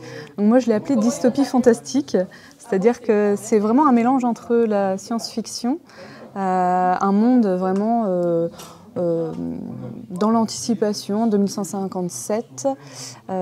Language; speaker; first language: French; native; French